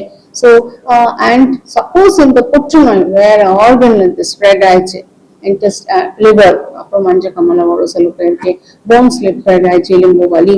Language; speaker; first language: Tamil; non-native, local second language; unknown